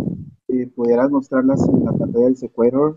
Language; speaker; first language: Spanish; native; Spanish